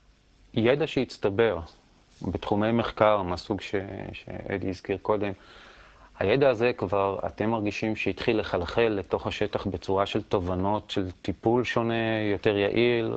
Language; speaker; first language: Hebrew; native; Hebrew